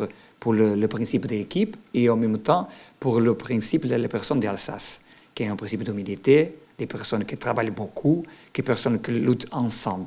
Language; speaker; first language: French; non-native, learner; Portuguese